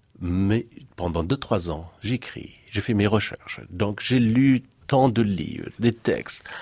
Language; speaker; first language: French; non-native, fluent; Persian